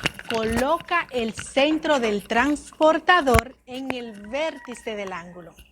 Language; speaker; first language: Spanish; native; Spanish